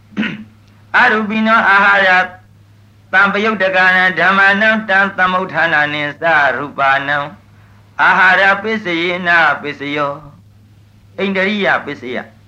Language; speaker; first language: Burmese; native; Burmese